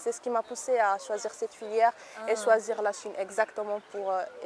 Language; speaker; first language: French; non-native, local second language; Arabic